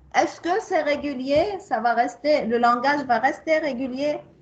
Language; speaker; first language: French; non-native, local second language; Arabic